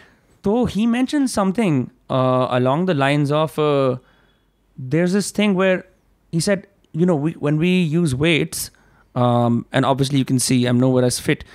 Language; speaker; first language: English; non-native, local second language; Hindi